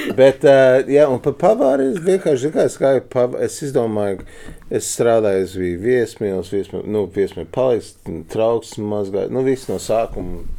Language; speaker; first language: Latvian; early bilingual, heritage; Latvian